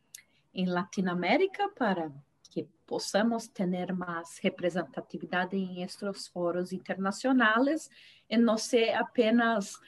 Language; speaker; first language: Spanish; non-native, fluent; Portuguese